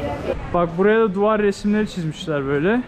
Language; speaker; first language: Turkish; native; Turkish